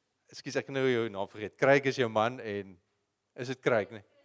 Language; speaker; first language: English; non-native, local second language; Afrikaans